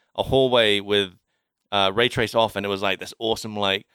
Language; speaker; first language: English; native; English